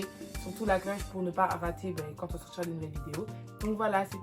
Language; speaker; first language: French; native; French